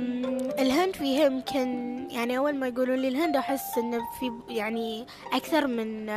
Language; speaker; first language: Arabic; native; Arabic